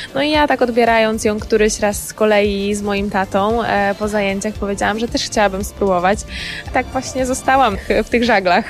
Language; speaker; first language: Polish; native; Polish